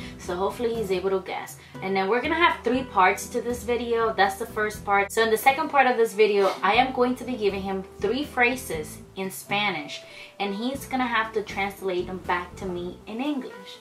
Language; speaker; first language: English; early bilingual, other home language; Spanish